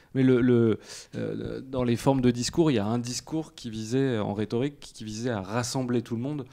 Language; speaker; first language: French; native; French